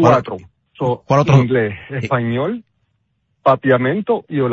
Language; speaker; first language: Spanish; non-native, fluent; Papiamento